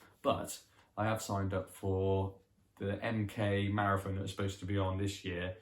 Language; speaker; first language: English; native; English